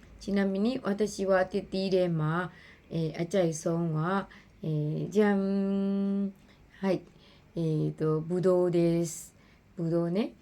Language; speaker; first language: Japanese; non-native, fluent; Burmese